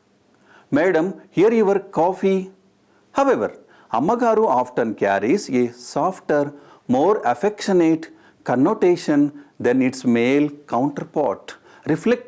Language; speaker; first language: English; non-native, local second language; Telugu